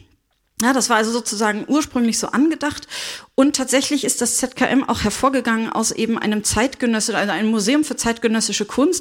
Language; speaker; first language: German; native; German